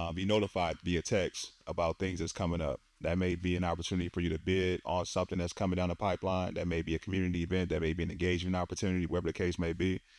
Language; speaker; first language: English; native; English